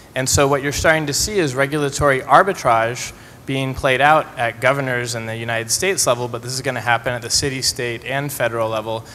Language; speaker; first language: English; native; English